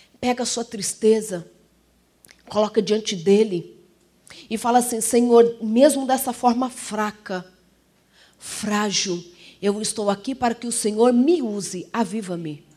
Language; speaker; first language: Portuguese; native; Portuguese